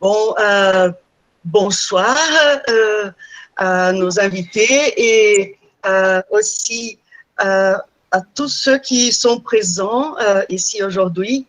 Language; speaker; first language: French; non-native, fluent; Portuguese